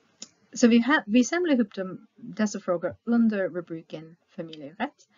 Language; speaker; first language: Swedish; non-native, fluent; English